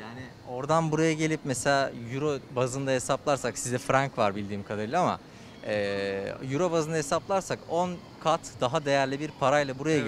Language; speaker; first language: Turkish; native; Turkish